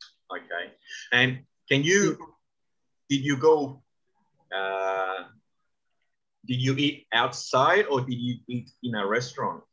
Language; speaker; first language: English; non-native, fluent; Spanish